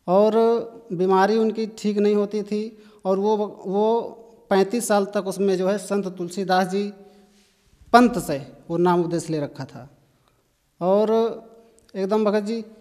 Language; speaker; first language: Hindi; native; Hindi